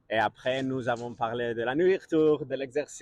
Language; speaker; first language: French; non-native, learner; Catalan